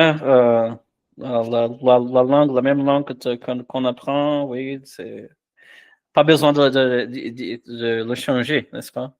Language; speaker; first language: French; non-native, fluent; Portuguese